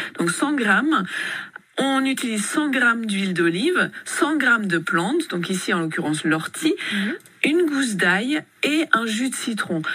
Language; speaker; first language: French; native; French